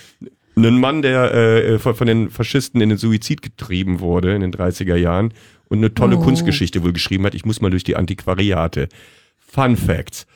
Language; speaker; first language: German; native; German